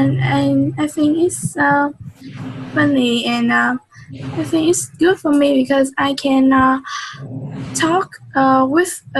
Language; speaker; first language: English; non-native, learner; Vietnamese